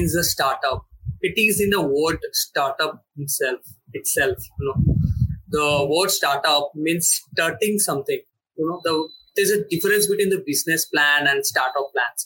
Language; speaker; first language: English; non-native, local second language; Bangla